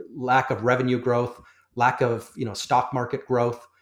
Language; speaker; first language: English; native; English